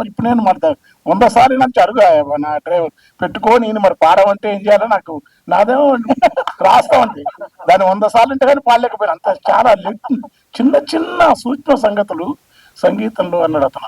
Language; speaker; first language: Telugu; native; Telugu